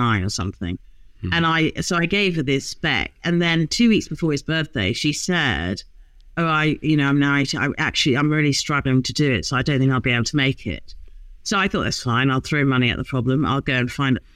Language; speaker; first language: English; native; English